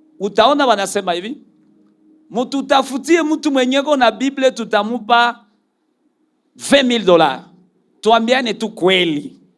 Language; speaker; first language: Swahili; native; Swahili